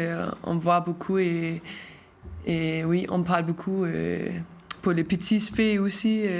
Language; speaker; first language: French; non-native, learner; Danish